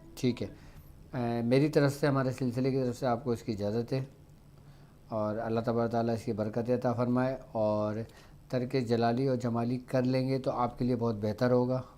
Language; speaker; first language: Urdu; native; Urdu